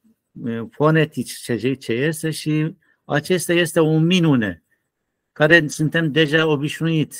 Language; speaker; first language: Romanian; non-native, learner; Turkish